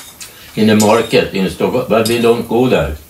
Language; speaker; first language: English; non-native, learner; Swedish